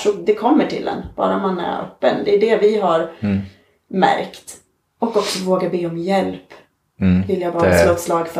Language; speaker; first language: Swedish; native; Swedish